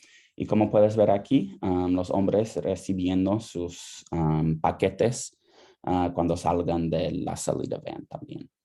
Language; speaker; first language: Spanish; non-native, fluent; English